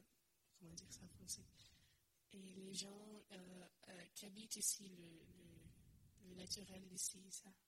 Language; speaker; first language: French; non-native, learner; Portuguese